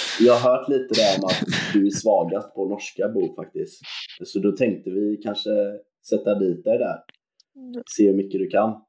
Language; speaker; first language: Swedish; native; Swedish